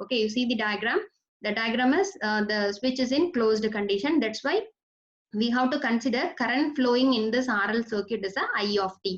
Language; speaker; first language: English; non-native, local second language; Tamil